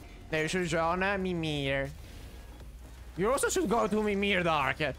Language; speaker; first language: English; non-native, fluent; Italian